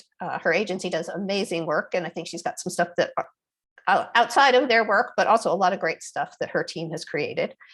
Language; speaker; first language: English; native; English